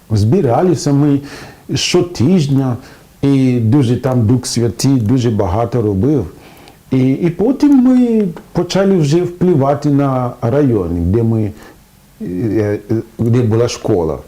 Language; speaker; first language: Ukrainian; non-native, fluent; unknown